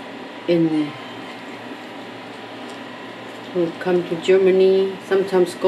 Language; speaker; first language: English; non-native, learner; Chinese